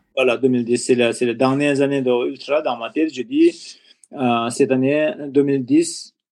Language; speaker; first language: French; non-native, learner; Nepali